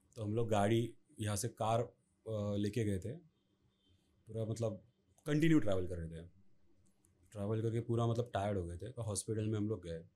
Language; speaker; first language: Hindi; non-native, local second language; Marathi